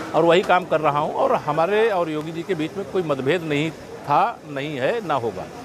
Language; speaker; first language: Hindi; native; Hindi